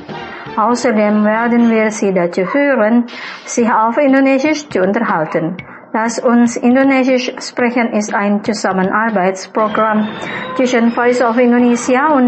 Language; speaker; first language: German; non-native, fluent; Indonesian